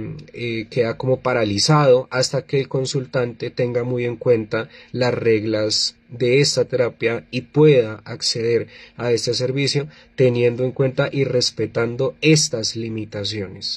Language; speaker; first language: Spanish; native; Spanish